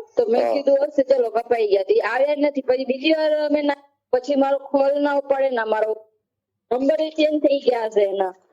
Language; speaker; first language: Gujarati; native; Gujarati